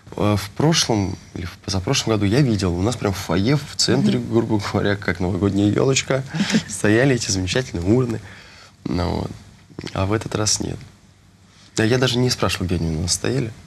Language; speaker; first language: Russian; native; Russian